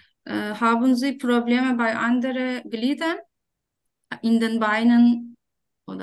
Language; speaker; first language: German; non-native, fluent; Turkish